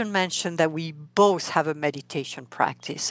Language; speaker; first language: English; non-native, fluent; French